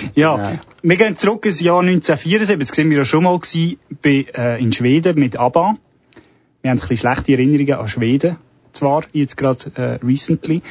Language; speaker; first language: German; native; German